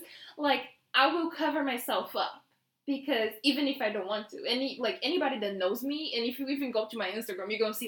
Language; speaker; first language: English; non-native, fluent; Portuguese